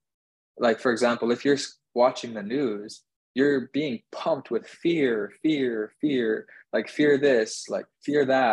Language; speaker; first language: English; native; English